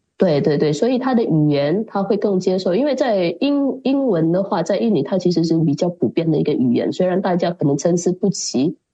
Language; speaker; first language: Chinese; early bilingual, heritage; Chinese